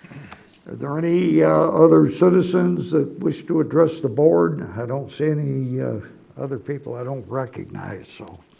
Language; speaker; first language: English; native; English